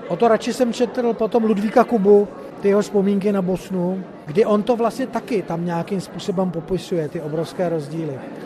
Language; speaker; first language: Czech; native; Czech